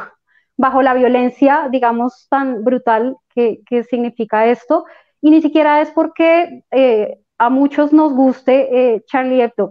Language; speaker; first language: Spanish; native; Spanish